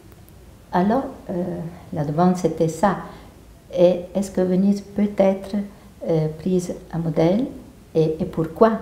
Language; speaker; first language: French; non-native, fluent; Italian